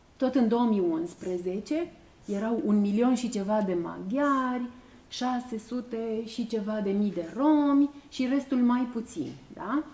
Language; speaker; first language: Romanian; native; Romanian